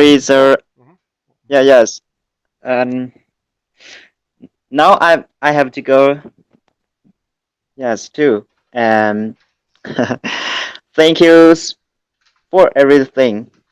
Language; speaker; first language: English; non-native, learner; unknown